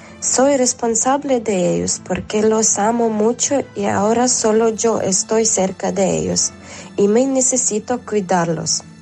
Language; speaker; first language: Spanish; non-native, learner; Ukrainian